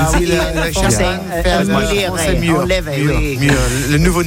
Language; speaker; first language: French; non-native, learner; English